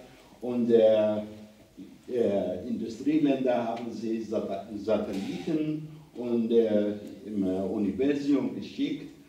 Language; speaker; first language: German; non-native, learner; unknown